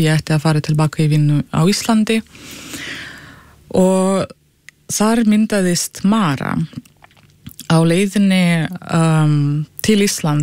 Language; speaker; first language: Icelandic; early bilingual, other home language; Russian